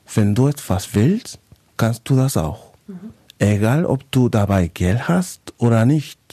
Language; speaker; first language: German; non-native, fluent; Spanish